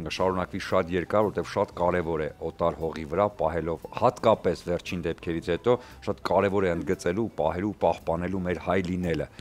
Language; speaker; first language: Armenian; native; Armenian